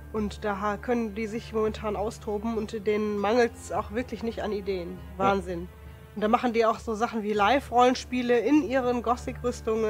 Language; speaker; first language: German; native; German